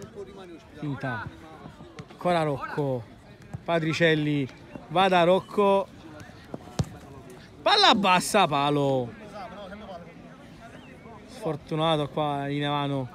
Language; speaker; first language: Italian; native; Italian